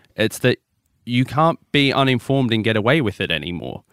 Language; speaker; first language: English; native; English